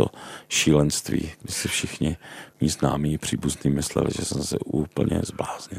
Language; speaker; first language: Czech; native; Czech